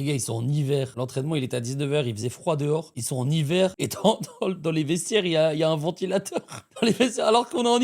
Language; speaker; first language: French; native; French